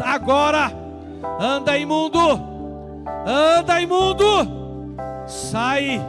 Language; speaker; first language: Portuguese; native; Portuguese